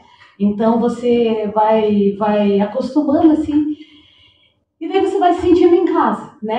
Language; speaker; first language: Portuguese; native; Portuguese